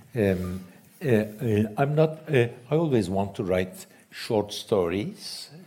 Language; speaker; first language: English; non-native, fluent; Turkish